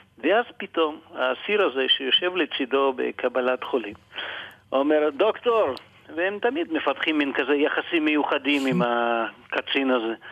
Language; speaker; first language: Hebrew; non-native, fluent; Russian